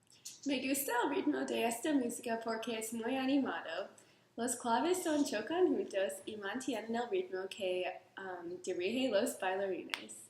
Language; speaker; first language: Spanish; non-native, learner; English